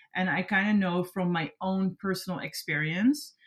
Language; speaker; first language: English; non-native, fluent; Dutch